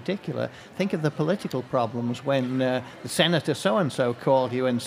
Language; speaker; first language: English; native; English